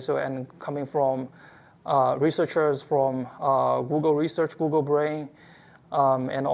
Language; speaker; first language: English; non-native, fluent; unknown